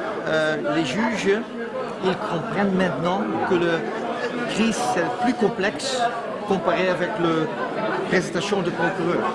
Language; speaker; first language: French; non-native, fluent; Dutch